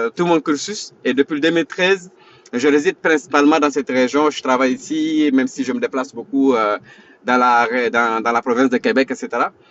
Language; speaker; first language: French; non-native, local second language; Wolof